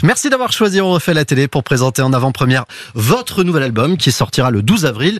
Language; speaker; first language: French; native; French